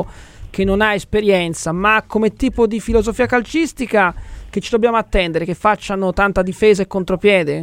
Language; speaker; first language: Italian; native; Italian